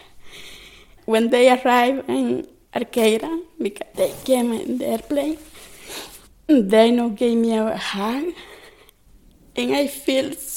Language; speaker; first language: English; non-native, learner; Spanish